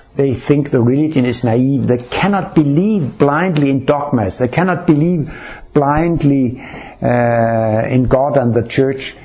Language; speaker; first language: English; non-native, fluent; Danish